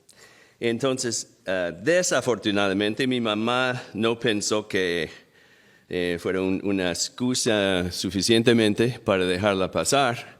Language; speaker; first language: Spanish; non-native, fluent; English